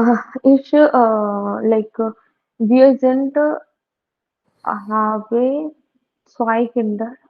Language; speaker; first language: German; non-native, learner; Hindi